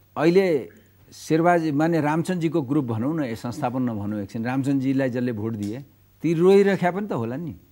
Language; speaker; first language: Nepali; native; Nepali